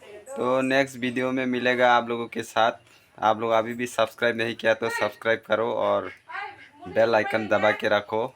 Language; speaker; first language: Hindi; non-native, local second language; Kok Borok